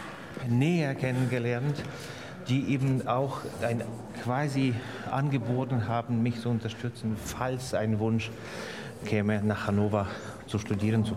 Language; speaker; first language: German; non-native, fluent; Ukrainian